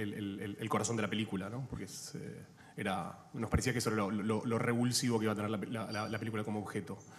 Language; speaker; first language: Spanish; native; Spanish